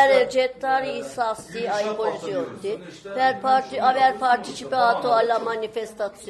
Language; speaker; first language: Italian; non-native, learner; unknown